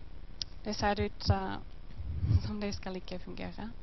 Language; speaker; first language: Norwegian; non-native, learner; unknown